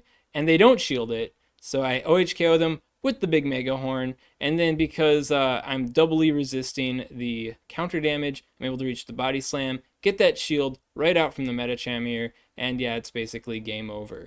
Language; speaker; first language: English; native; English